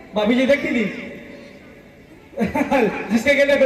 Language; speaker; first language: Hindi; native; Hindi